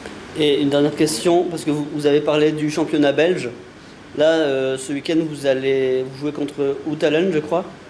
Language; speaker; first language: French; native; French